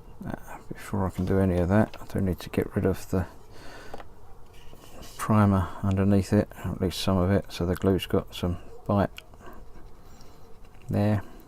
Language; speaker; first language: English; native; English